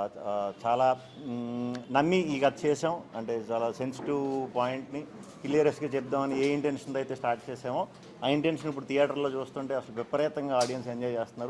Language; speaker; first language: Telugu; native; Telugu